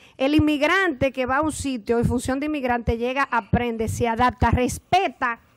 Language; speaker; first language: Spanish; native; Spanish